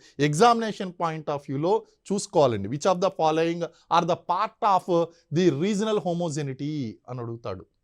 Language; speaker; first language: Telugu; native; Telugu